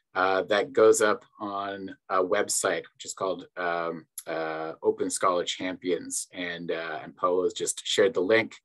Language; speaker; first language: English; native; English